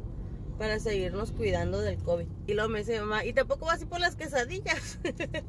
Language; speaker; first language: Spanish; native; Spanish